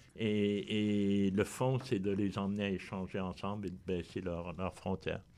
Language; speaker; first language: French; native; French